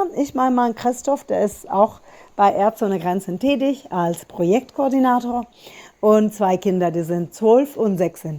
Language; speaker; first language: German; non-native, fluent; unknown